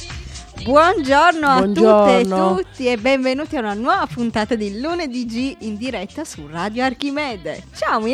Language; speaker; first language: Italian; native; Italian